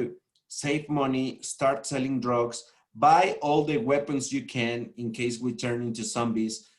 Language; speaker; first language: English; non-native, fluent; Spanish